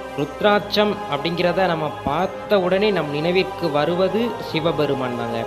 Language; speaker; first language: Tamil; native; Tamil